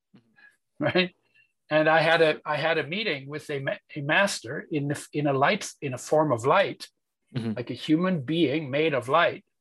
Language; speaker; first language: English; early bilingual, other home language; Polish